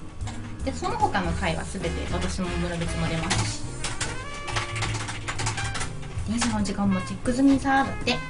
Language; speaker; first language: Japanese; native; Japanese